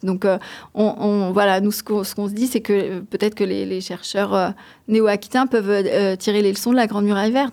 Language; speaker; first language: French; native; French